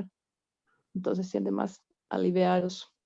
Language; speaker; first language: Spanish; non-native, fluent; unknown